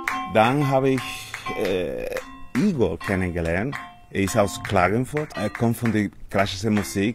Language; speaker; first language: German; non-native, fluent; Spanish